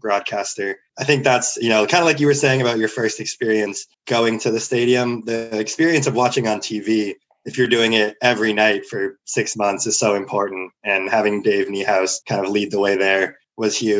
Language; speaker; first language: English; native; English